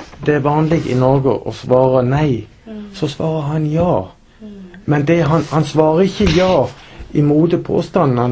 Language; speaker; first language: Norwegian; native; Norwegian